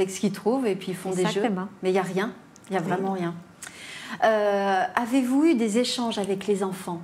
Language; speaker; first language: French; native; French